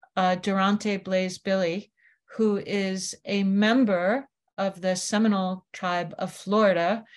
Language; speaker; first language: English; native; English